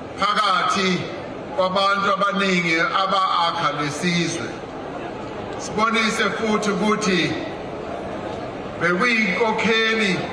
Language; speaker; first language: Zulu; non-native, local second language; Venda